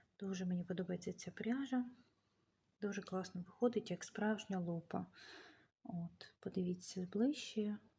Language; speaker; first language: Ukrainian; native; Ukrainian